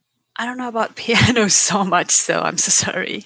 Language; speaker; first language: English; non-native, learner; Japanese